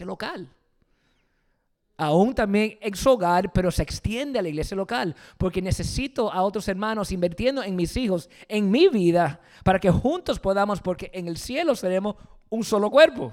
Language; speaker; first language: Spanish; early bilingual, heritage; Spanish